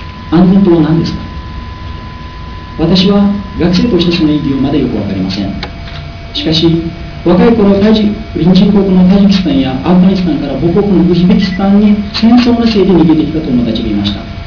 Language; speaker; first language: Japanese; non-native, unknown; Uzbek